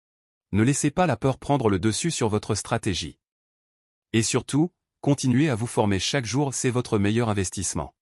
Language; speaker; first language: French; native; French